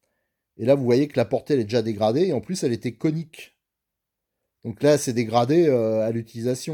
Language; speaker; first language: French; native; French